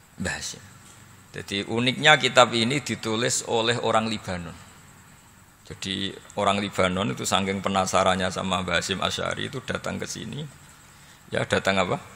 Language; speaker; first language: Indonesian; non-native, local second language; Javanese